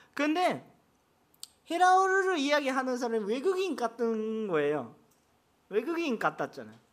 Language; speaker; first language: Korean; non-native, fluent; Japanese